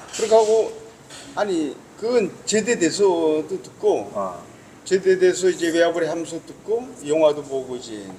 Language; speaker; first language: Korean; native; Korean